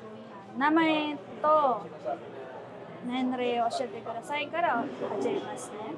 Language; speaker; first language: Japanese; non-native, fluent; Filipino